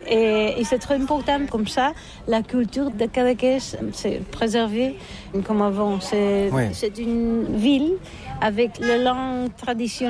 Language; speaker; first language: French; non-native, learner; Catalan